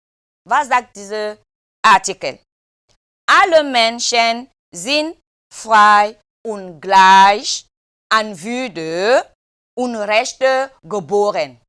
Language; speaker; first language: German; non-native, learner; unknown